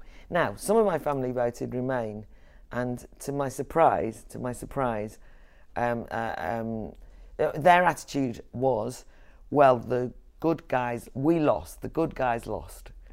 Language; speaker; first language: English; native; English